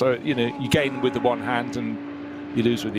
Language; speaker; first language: English; native; English